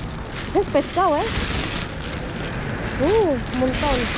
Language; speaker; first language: Spanish; non-native, learner; Filipino